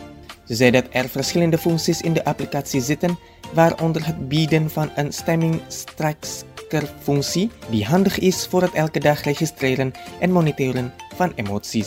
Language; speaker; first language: Dutch; non-native, fluent; Indonesian